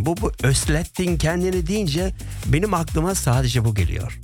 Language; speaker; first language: Turkish; native; Turkish